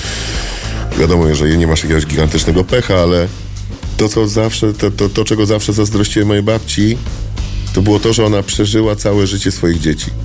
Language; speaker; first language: Polish; native; Polish